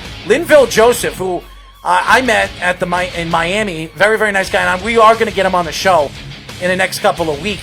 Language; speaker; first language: English; native; English